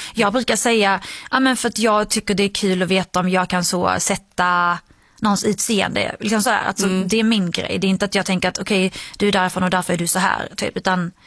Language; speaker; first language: Swedish; early bilingual, other home language; Arabic